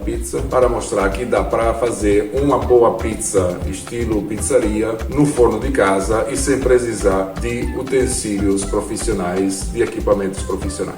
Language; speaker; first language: Portuguese; non-native, fluent; Italian